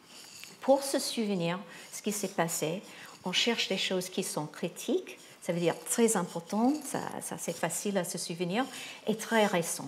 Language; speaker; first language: French; non-native, fluent; English